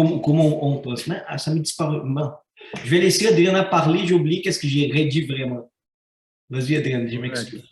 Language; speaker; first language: French; non-native, fluent; Portuguese